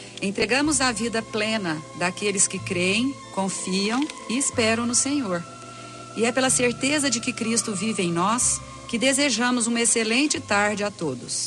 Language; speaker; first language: Portuguese; native; Portuguese